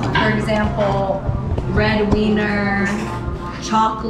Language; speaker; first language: English; non-native, fluent; Japanese